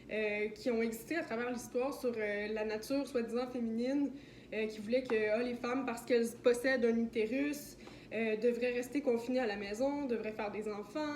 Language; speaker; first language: French; native; French